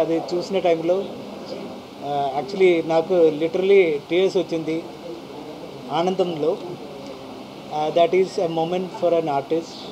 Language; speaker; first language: Telugu; non-native, fluent; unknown